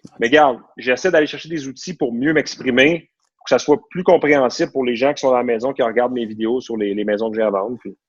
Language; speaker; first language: French; native; French